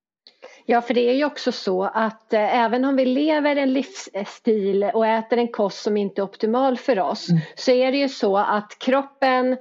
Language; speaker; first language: Swedish; native; Swedish